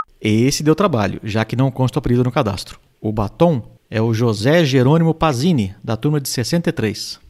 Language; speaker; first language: Portuguese; native; Portuguese